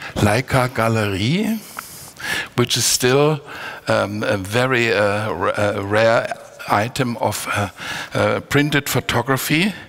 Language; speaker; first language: English; non-native, fluent; German